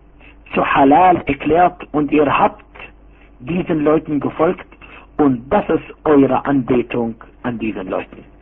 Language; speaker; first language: German; non-native, fluent; Arabic